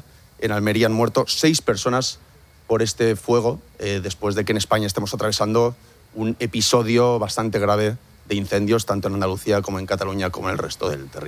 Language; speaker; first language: Spanish; native; Spanish